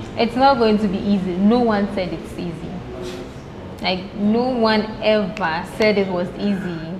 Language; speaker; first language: English; non-native, local second language; Akan